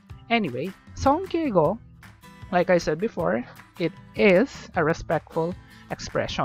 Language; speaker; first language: English; non-native, local second language; Filipino